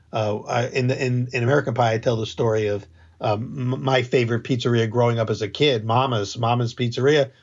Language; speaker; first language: English; native; English